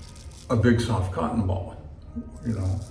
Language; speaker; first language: English; native; English